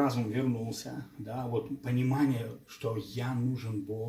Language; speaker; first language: Russian; native; Russian